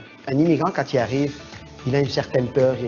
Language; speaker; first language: French; non-native, local second language; Arabic